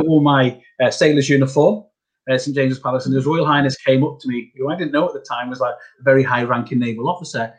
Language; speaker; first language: English; native; English